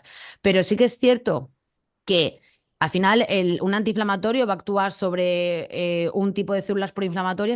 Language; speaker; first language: Spanish; native; Spanish